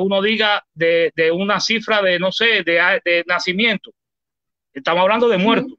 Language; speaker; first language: Spanish; native; Spanish